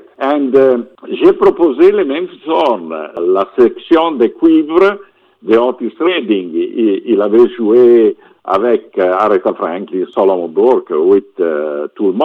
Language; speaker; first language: French; non-native, fluent; Italian